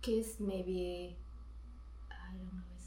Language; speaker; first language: English; non-native, learner; Vietnamese